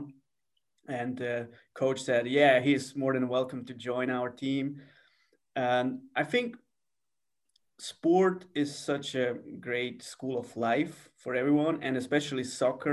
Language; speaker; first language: English; non-native, fluent; Swiss German